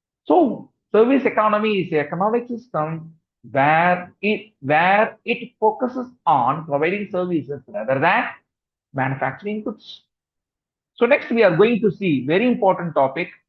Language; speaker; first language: English; non-native, local second language; Tamil